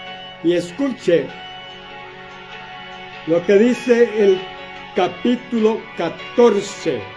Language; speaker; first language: Spanish; native; Spanish